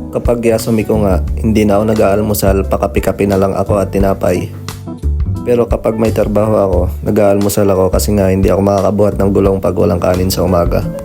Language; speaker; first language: Filipino; native; Filipino